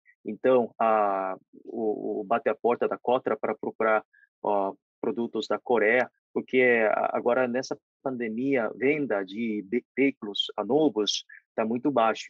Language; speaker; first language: Portuguese; non-native, fluent; Korean